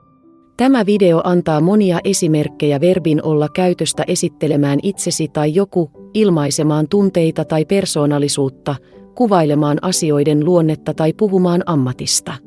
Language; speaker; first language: Finnish; non-native, fluent; Vietnamese